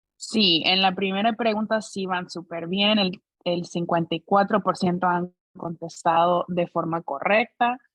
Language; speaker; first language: Spanish; non-native, fluent; English